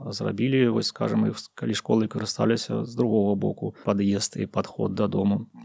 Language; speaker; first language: Belarusian; native; Belarusian